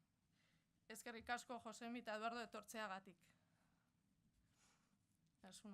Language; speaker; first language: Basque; non-native, local second language; Spanish